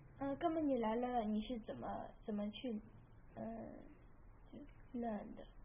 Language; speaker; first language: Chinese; early bilingual, heritage; Chinese